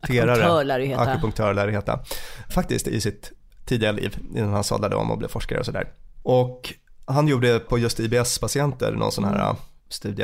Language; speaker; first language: Swedish; native; Swedish